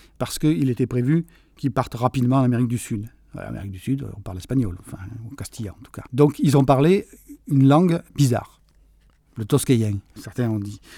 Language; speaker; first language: French; early bilingual, other home language; Catalan